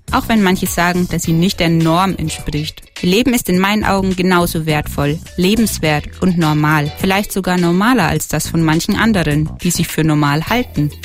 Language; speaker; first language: German; native; German